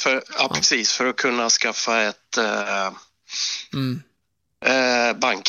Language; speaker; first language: Swedish; native; Swedish